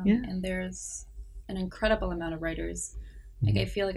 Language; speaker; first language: English; non-native, local second language; Afrikaans